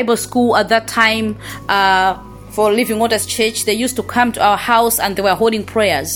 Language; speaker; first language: English; non-native, local second language; Nyanja